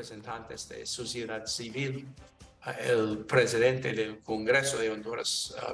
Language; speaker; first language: Spanish; non-native, learner; English